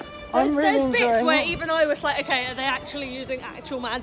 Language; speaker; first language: English; native; English